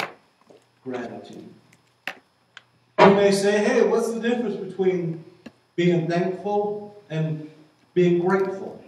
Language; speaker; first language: English; native; English